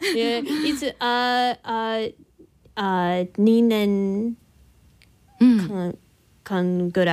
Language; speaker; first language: Japanese; non-native, learner; English